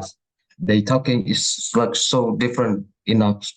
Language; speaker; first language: English; non-native, learner; Indonesian